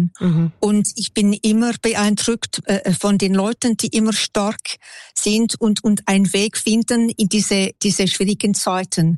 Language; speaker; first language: German; non-native, local second language; French